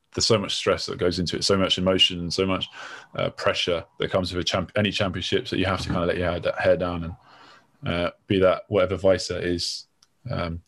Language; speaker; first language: English; native; English